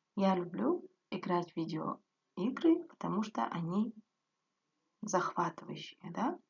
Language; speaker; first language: Russian; non-native, local second language; Kazakh